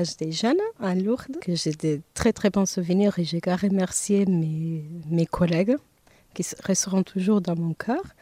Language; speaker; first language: French; non-native, fluent; Portuguese